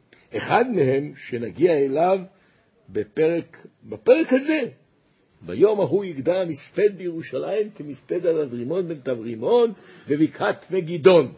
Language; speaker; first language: Hebrew; native; Hebrew